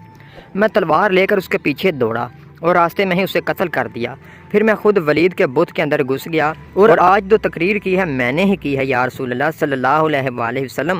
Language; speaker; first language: Urdu; native; Urdu